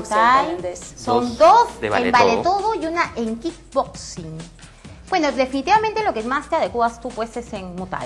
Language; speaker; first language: Spanish; native; Spanish